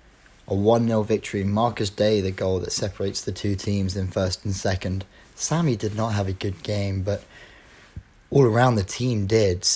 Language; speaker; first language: English; native; English